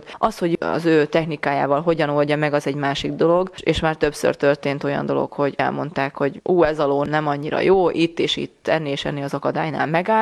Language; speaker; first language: Hungarian; native; Hungarian